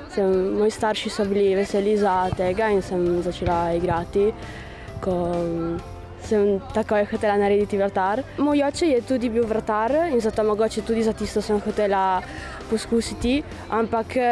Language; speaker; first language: Slovenian; early bilingual, heritage; Slovenian